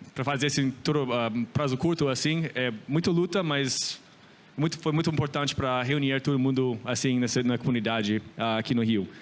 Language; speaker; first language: Portuguese; non-native, learner; English